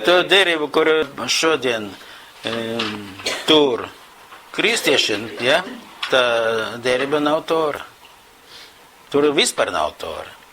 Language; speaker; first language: Latvian; non-native, local second language; Russian